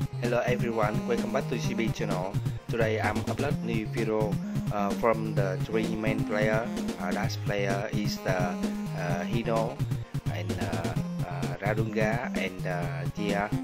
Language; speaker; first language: English; non-native, learner; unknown